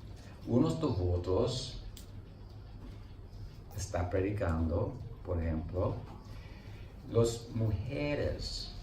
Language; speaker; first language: Spanish; non-native, learner; English